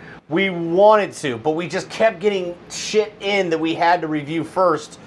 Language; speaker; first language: English; native; English